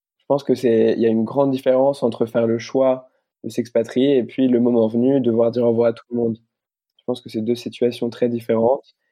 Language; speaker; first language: French; native; French